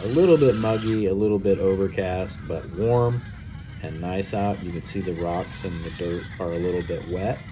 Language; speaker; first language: English; native; English